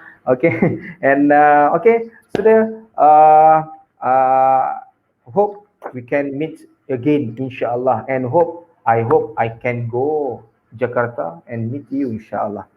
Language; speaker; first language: English; non-native, local second language; Malay